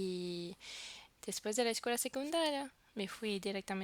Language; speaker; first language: Spanish; non-native, fluent; French